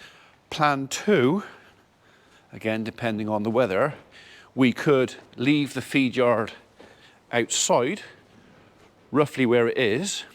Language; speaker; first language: English; native; English